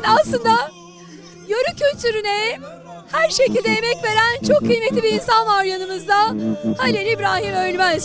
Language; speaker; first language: Turkish; native; Turkish